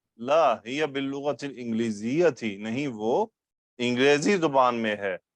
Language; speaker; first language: Urdu; native; Urdu